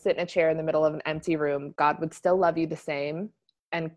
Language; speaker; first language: English; native; English